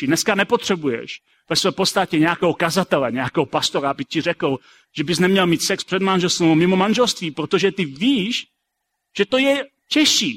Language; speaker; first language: Czech; native; Czech